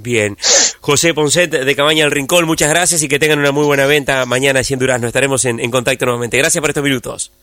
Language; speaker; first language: Spanish; native; Spanish